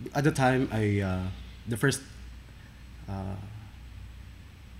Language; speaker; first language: English; non-native, local second language; Filipino